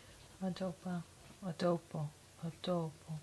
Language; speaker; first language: Italian; non-native, learner; English